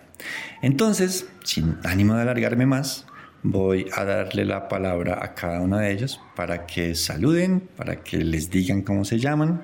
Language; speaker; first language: Spanish; native; Spanish